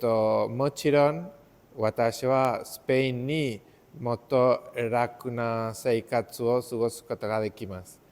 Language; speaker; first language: Japanese; non-native, learner; Spanish